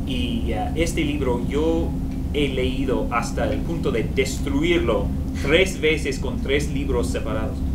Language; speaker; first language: Spanish; non-native, fluent; English